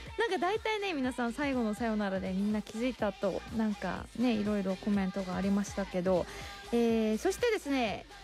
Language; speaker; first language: Japanese; non-native, fluent; Korean